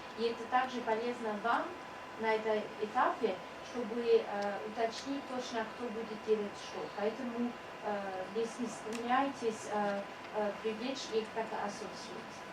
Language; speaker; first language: Russian; non-native, fluent; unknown